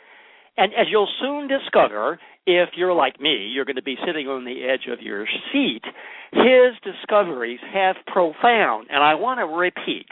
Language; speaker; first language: English; native; English